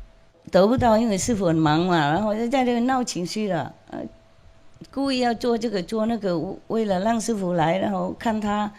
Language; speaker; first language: Chinese; non-native, fluent; Vietnamese